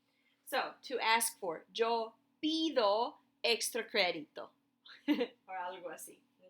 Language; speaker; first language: Spanish; non-native, fluent; English